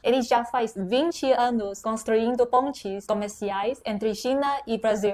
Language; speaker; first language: Portuguese; non-native, fluent; Chinese